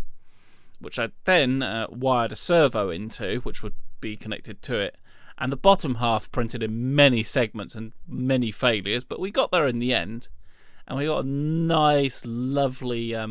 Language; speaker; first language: English; native; English